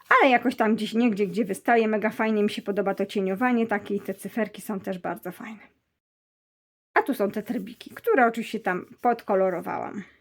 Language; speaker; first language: Polish; native; Polish